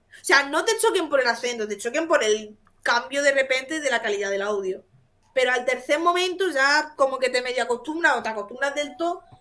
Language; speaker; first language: Spanish; native; Spanish